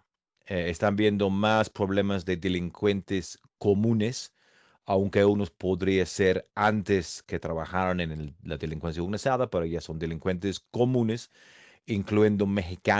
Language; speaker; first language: Spanish; non-native, fluent; English